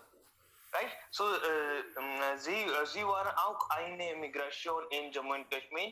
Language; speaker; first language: German; non-native, learner; Hindi